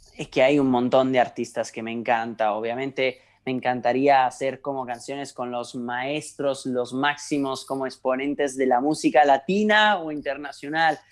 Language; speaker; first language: Spanish; non-native, fluent; Italian